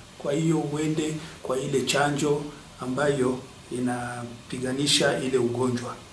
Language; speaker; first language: Swahili; native; Swahili